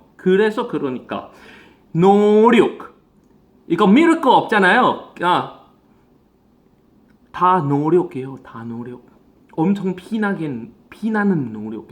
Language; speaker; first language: Korean; non-native, fluent; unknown